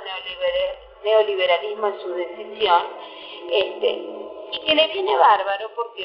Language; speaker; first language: Spanish; native; Spanish